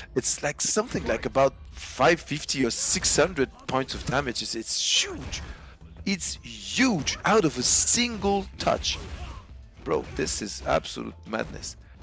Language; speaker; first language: English; non-native, fluent; French